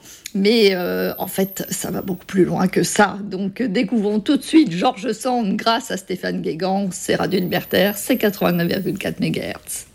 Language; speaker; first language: French; native; French